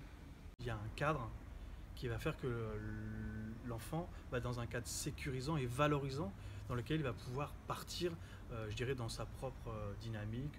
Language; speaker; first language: French; native; French